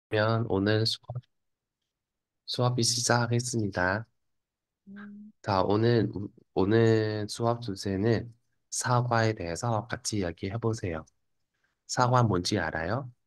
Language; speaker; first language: Korean; non-native, fluent; Vietnamese